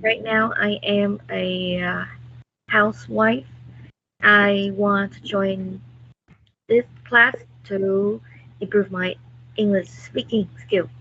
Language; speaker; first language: English; non-native, learner; Vietnamese